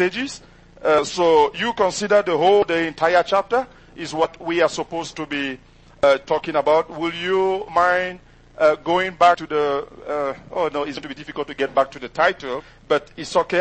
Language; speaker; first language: English; non-native, local second language; French